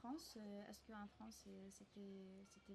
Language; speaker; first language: French; non-native, fluent; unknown